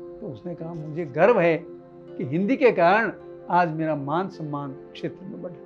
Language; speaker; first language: Hindi; native; Hindi